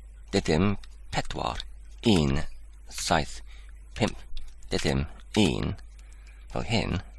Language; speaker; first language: Welsh; non-native, learner; Polish